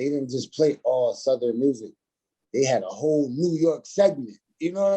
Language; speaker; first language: English; native; English